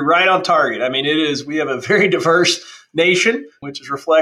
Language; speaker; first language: English; native; English